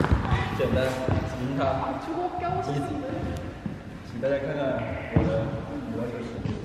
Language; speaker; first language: Chinese; native; Chinese